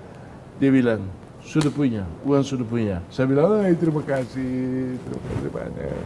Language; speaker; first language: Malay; non-native, fluent; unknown